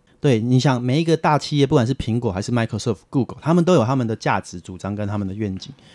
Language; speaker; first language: Chinese; native; Chinese